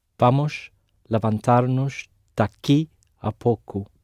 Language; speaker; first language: Portuguese; non-native, learner; English